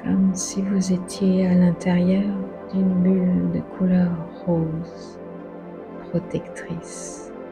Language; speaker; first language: French; native; French